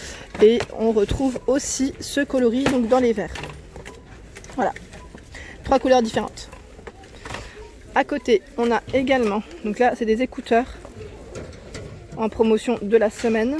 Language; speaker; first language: French; native; French